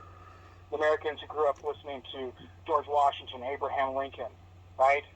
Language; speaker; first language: English; native; English